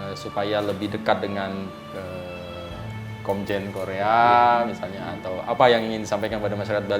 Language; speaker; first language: Indonesian; native; Indonesian